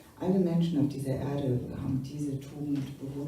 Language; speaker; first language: German; native; German